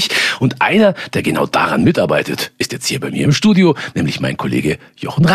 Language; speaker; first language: German; native; German